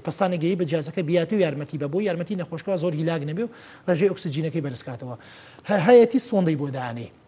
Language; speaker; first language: Central Kurdish; native; Central Kurdish